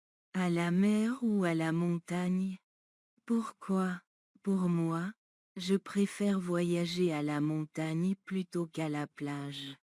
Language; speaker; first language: French; non-native, learner; Bangla